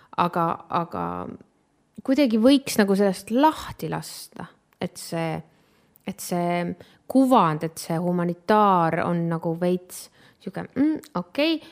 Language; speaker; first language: Estonian; native; Estonian